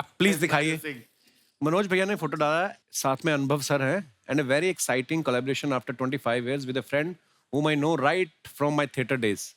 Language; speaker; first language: Hindi; non-native, local second language; Punjabi